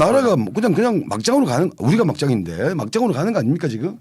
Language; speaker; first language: Korean; native; Korean